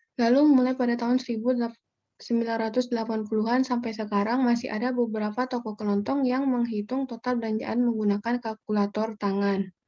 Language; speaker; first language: Indonesian; native; Indonesian